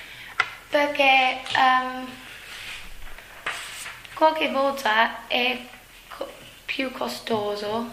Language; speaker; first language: Italian; non-native, learner; English